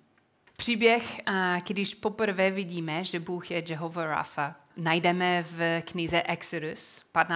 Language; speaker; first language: Czech; non-native, fluent; English